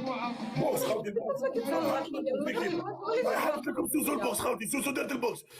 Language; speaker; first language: Arabic; native; Arabic